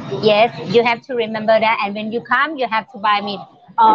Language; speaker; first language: English; non-native, learner; Thai